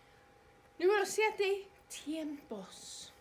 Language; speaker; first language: Spanish; non-native, fluent; English